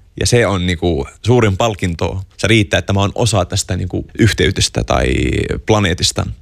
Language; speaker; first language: Finnish; non-native, fluent; Arabic